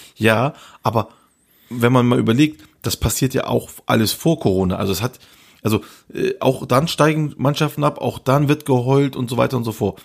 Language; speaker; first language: German; early bilingual, other home language; Turkish